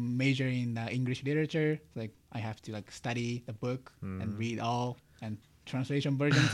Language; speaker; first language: English; non-native, learner; Japanese